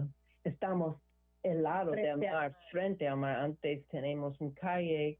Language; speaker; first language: Spanish; non-native, learner; English